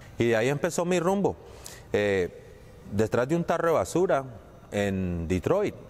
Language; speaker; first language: Spanish; native; Spanish